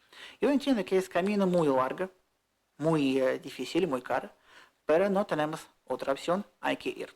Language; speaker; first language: Spanish; non-native, fluent; Russian